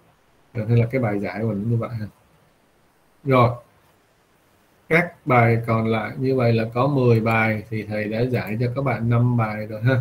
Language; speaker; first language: Vietnamese; native; Vietnamese